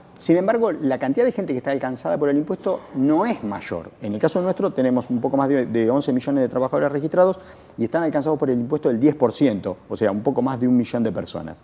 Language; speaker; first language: Spanish; native; Spanish